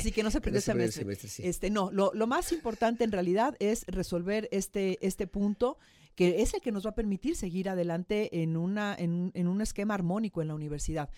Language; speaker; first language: Spanish; native; Spanish